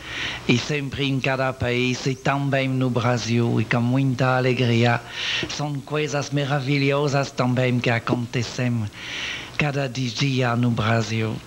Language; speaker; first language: Portuguese; non-native, learner; French